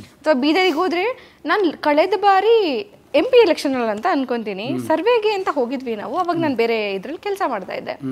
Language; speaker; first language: Kannada; native; Kannada